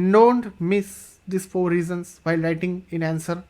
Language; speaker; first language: English; non-native, local second language; Assamese